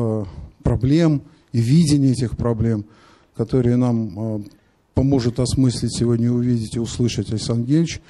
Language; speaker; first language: Russian; native; Russian